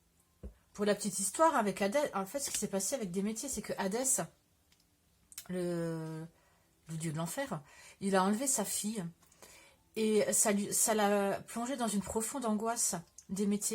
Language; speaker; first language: French; native; French